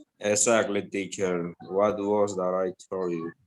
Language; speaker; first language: English; non-native, learner; Spanish